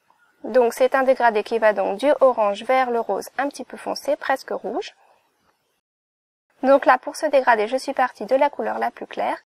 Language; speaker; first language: French; native; French